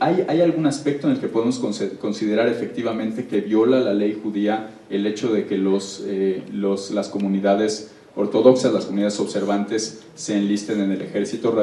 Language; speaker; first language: Spanish; native; Spanish